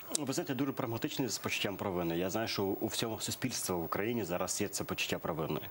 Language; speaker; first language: Ukrainian; early bilingual, other home language; Persian